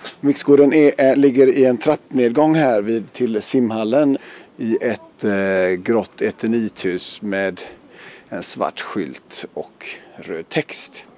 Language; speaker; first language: Swedish; native; Swedish